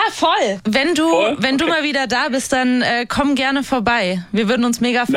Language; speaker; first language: German; native; German